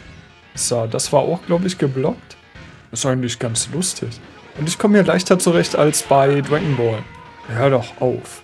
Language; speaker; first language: German; native; German